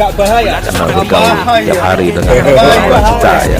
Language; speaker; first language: Indonesian; native; Indonesian